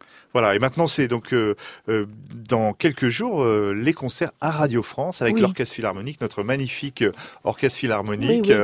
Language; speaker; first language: French; native; French